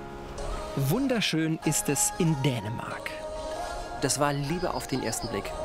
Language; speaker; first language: German; native; German